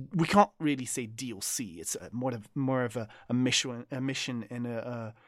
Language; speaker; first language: English; non-native, fluent; French